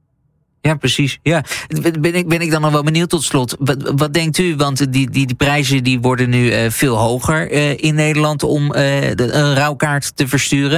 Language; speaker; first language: Dutch; native; Dutch